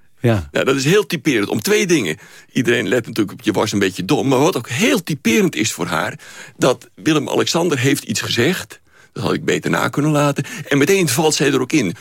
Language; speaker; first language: Dutch; native; Dutch